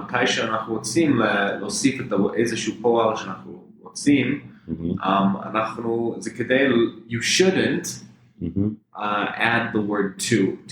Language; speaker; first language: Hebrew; non-native, fluent; English